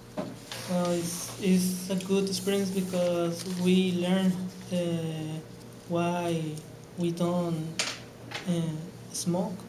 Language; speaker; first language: English; non-native, learner; Spanish